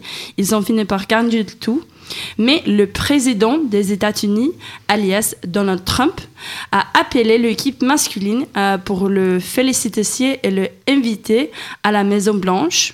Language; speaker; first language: French; non-native, fluent; Swedish